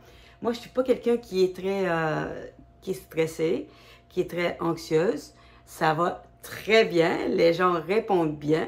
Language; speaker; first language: French; native; French